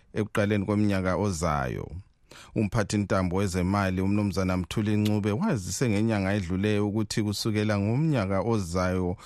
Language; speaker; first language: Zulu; native; Zulu